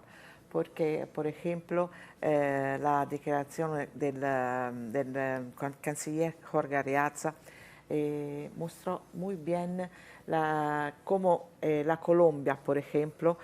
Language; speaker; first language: Spanish; non-native, fluent; Italian